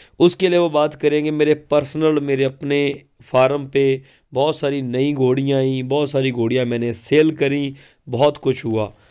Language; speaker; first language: Hindi; non-native, local second language; Punjabi